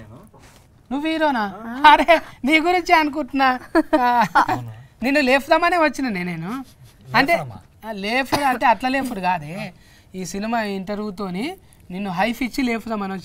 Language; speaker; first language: Telugu; native; Telugu